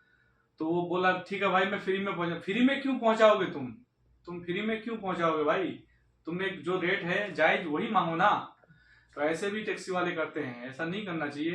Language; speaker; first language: Hindi; native; Hindi